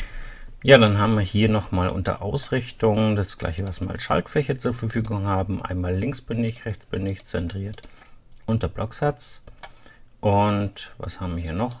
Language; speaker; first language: German; native; German